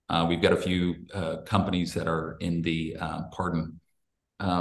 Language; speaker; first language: English; native; English